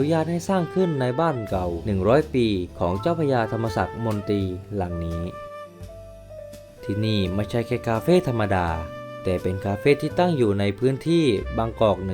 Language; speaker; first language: Thai; native; Thai